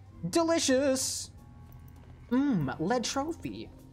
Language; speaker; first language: English; native; English